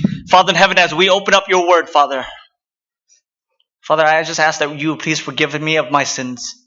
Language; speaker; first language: English; early bilingual, other home language; Vietnamese